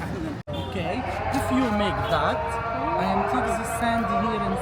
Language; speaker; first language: English; non-native, learner; Arabic